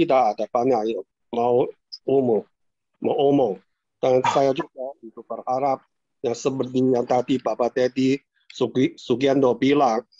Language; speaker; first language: Indonesian; non-native, fluent; Chinese